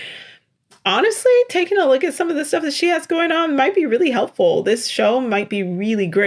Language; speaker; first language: English; native; English